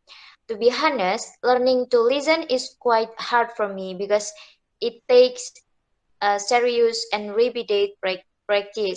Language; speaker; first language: English; non-native, learner; Indonesian